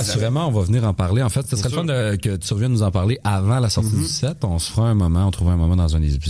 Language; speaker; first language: French; native; French